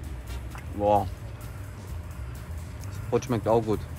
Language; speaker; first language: German; native; German